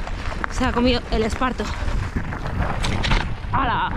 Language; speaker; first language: Spanish; native; Spanish